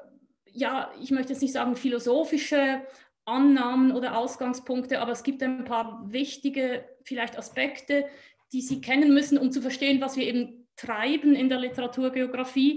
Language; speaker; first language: German; native; German